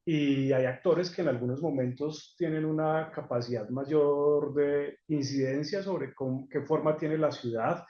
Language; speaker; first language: Spanish; native; Spanish